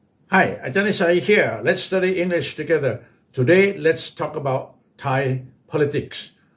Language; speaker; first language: English; non-native, fluent; Thai